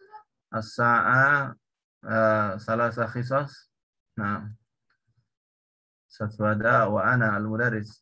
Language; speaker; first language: Arabic; non-native, learner; Indonesian